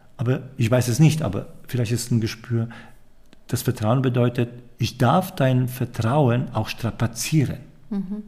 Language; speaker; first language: German; non-native, fluent; Polish